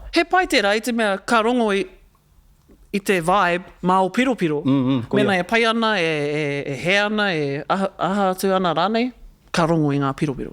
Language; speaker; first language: Māori; non-native, local second language; English